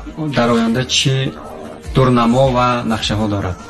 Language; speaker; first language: Persian; native; Persian